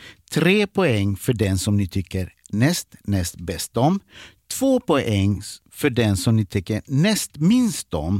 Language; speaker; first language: Swedish; native; Swedish